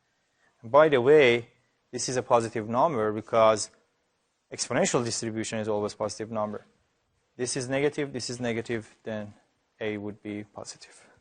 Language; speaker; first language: English; non-native, fluent; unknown